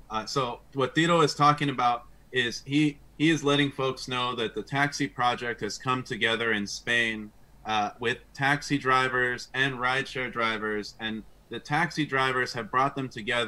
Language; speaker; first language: English; native; English